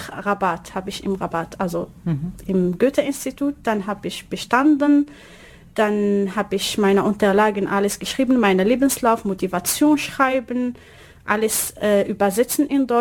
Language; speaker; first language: German; non-native, learner; Arabic